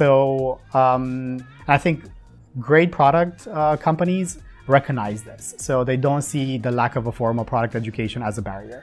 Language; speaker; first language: English; non-native, fluent; Romanian